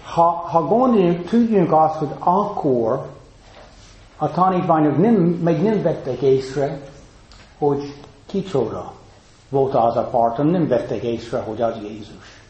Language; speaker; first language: Hungarian; non-native, fluent; English